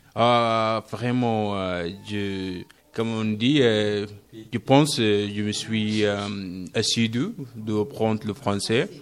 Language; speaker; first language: French; non-native, learner; Arabic